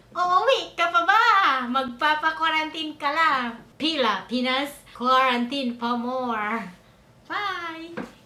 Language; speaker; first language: Filipino; non-native, local second language; Cebuano